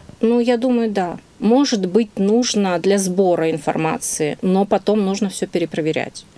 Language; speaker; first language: Russian; native; Russian